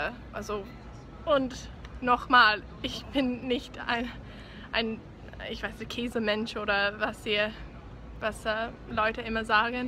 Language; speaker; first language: German; non-native, learner; English